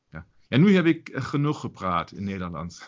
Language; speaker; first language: Dutch; non-native, learner; German